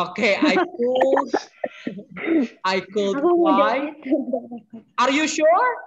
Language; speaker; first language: English; non-native, fluent; Indonesian